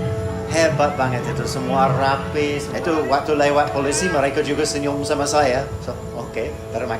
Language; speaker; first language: Indonesian; non-native, fluent; English